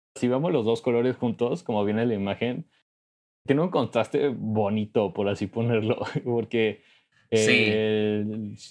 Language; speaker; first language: Spanish; native; Spanish